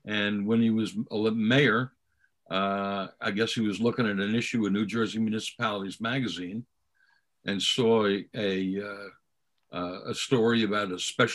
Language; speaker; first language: English; native; English